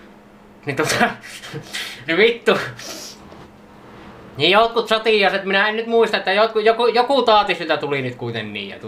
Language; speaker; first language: Finnish; native; Finnish